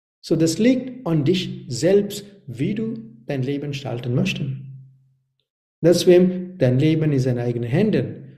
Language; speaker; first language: German; non-native, learner; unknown